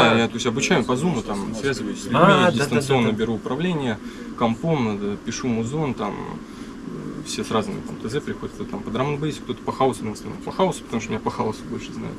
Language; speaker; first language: Russian; native; Russian